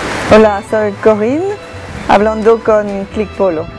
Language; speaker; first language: Spanish; non-native, fluent; French